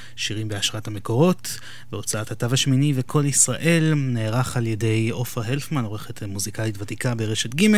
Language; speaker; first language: Hebrew; native; Hebrew